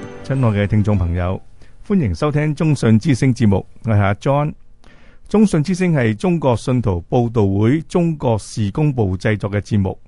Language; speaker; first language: Chinese; native; Chinese